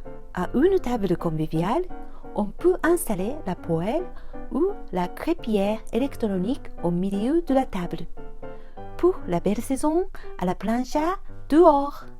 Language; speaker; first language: French; non-native, fluent; Japanese